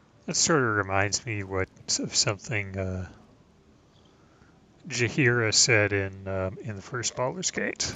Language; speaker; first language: English; native; English